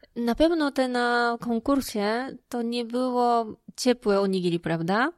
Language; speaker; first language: Polish; non-native, fluent; Japanese